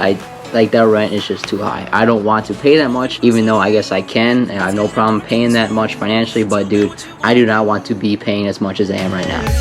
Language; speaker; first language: English; native; English